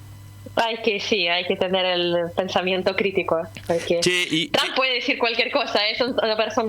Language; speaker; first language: Spanish; non-native, fluent; Russian